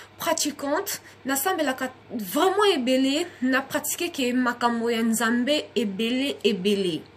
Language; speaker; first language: Lingala; native; Lingala